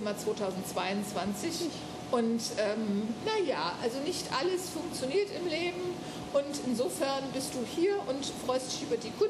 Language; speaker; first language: German; native; German